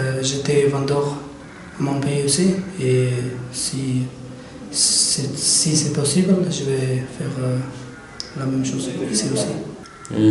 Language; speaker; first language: French; non-native, learner; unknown